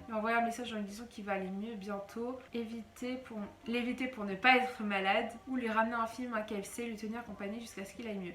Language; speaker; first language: French; native; French